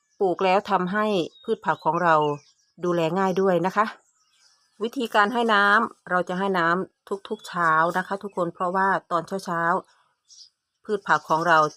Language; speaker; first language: Thai; native; Thai